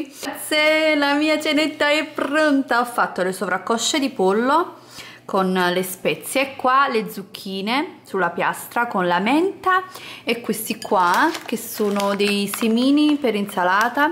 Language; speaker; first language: Italian; native; Italian